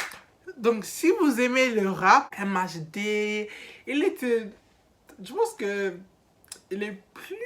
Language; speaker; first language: French; non-native, learner; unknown